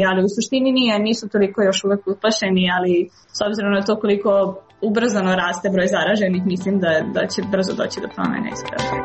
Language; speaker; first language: Serbian; native; Serbian